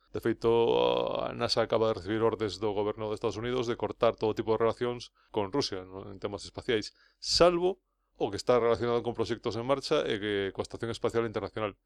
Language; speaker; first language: Galician; non-native, local second language; Spanish